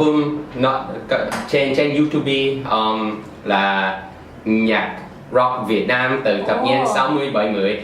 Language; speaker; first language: Vietnamese; non-native, fluent; English